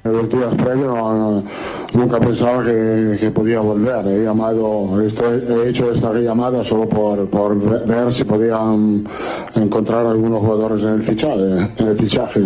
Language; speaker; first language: Spanish; non-native, fluent; Italian